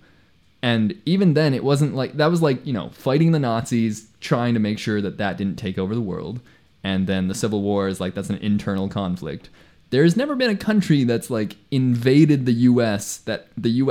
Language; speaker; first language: English; non-native, local second language; Spanish